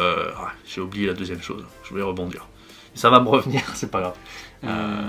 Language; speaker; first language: French; native; French